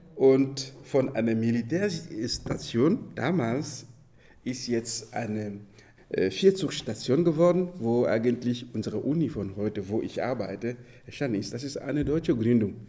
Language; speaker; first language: German; non-native, fluent; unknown